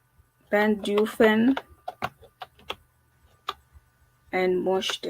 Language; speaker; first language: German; non-native, learner; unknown